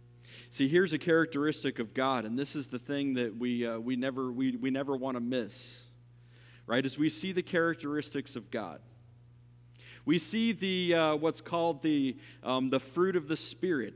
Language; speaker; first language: English; native; English